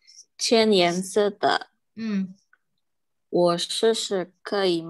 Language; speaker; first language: Chinese; non-native, learner; Indonesian